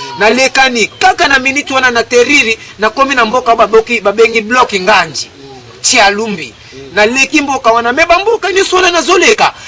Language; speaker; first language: Lingala; non-native, local second language; Kongo